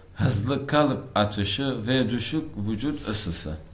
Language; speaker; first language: Turkish; non-native, fluent; Arabic